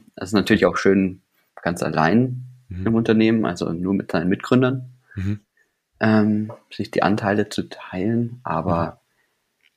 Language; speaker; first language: German; native; German